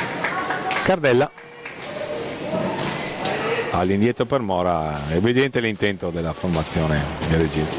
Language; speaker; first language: Italian; native; Italian